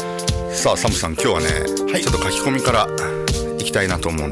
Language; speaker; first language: Japanese; native; Japanese